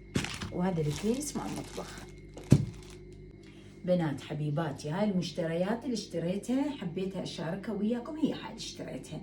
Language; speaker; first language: Arabic; native; Arabic